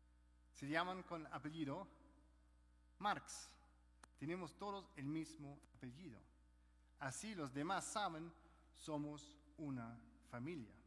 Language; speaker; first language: Spanish; non-native, fluent; German